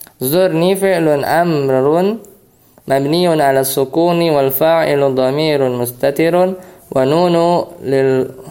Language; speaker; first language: Arabic; non-native, fluent; Indonesian